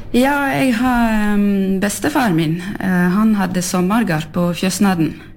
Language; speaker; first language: Norwegian; early bilingual, heritage; French